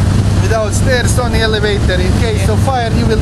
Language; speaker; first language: English; non-native, learner; Croatian